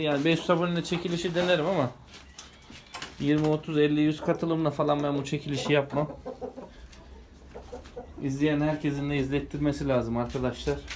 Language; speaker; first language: Turkish; native; Turkish